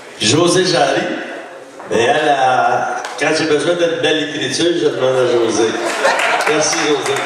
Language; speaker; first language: French; native; French